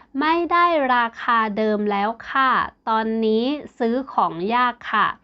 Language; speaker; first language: Thai; non-native, fluent; Burmese